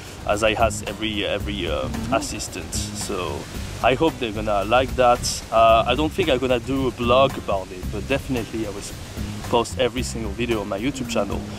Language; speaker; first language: English; non-native, fluent; French